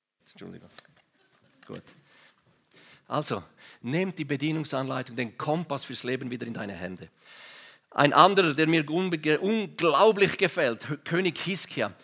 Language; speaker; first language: German; non-native, local second language; Romansh